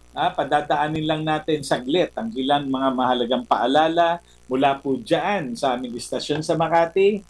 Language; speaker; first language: Filipino; native; Filipino